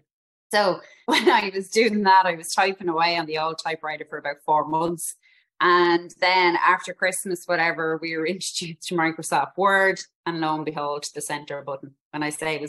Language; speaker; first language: English; native; English